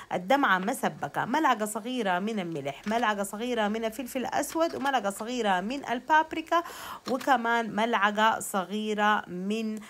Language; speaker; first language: Arabic; native; Arabic